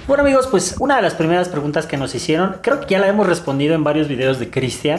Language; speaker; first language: Spanish; native; Spanish